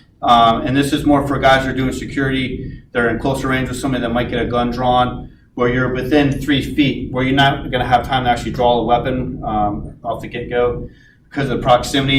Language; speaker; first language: English; native; English